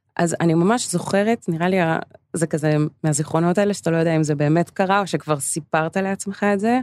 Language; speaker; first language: Hebrew; early bilingual, other home language; English